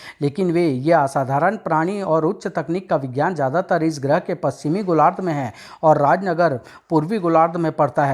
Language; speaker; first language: Hindi; native; Hindi